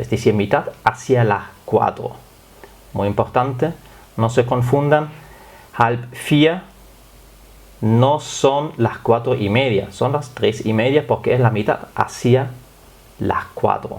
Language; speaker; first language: Spanish; non-native, fluent; German